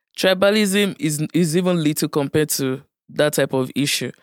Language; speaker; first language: English; non-native, local second language; Yoruba